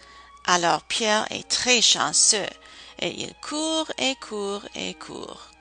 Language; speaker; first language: French; non-native, fluent; English